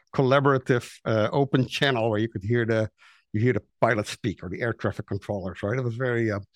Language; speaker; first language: English; non-native, fluent; Dutch